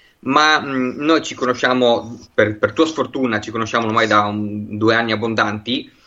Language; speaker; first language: Italian; native; Italian